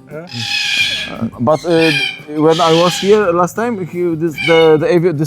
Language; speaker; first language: English; non-native, learner; Polish